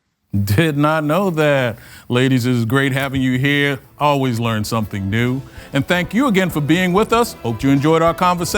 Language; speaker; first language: English; native; English